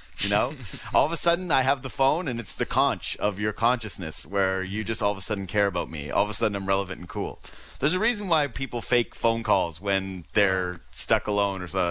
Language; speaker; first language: English; native; English